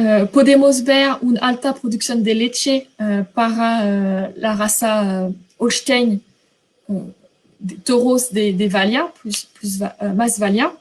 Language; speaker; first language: Spanish; non-native, fluent; French